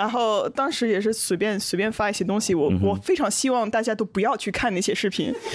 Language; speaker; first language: Chinese; non-native, fluent; French